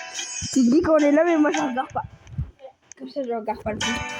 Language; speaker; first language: French; native; French